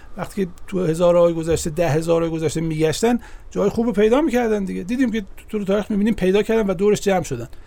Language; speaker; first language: Persian; native; Persian